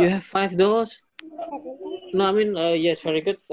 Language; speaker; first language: English; non-native, fluent; Indonesian